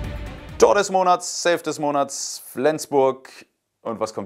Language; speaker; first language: German; native; German